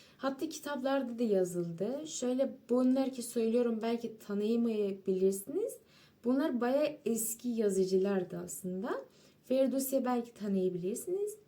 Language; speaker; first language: Turkish; non-native, fluent; Persian